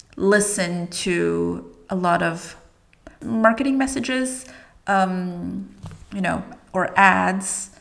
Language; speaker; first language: English; non-native, fluent; French